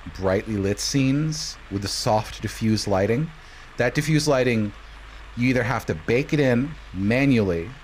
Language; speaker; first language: English; native; English